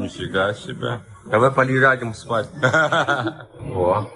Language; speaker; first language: Russian; non-native, learner; Chinese